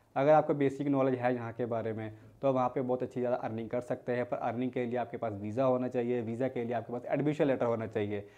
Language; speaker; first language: Hindi; native; Hindi